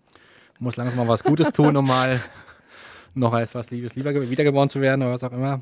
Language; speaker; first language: German; native; German